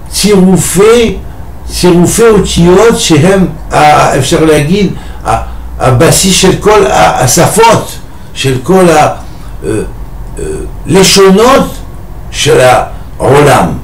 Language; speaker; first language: Hebrew; non-native, fluent; French